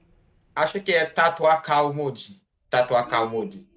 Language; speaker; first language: Portuguese; non-native, fluent; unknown